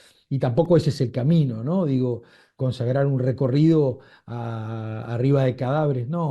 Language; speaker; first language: Spanish; native; Spanish